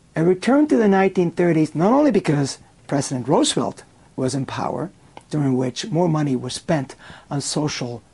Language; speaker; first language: English; non-native, fluent; Spanish